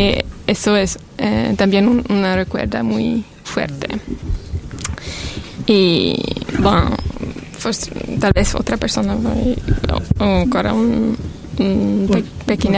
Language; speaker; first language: Spanish; non-native, learner; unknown